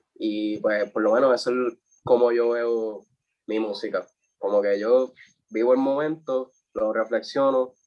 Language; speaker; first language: Spanish; native; Spanish